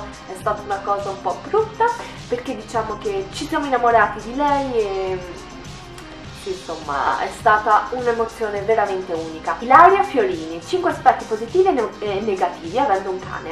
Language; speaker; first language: Italian; native; Italian